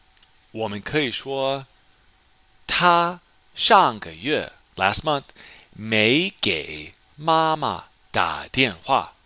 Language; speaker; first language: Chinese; non-native, fluent; English